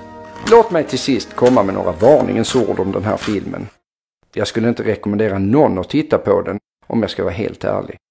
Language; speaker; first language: Swedish; native; Swedish